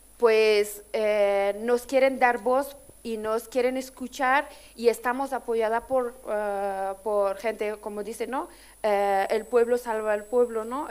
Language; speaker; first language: Spanish; non-native, fluent; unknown